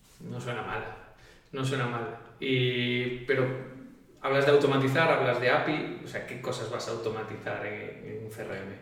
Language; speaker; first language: Spanish; native; Spanish